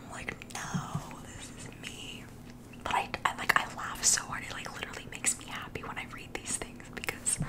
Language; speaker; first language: English; native; English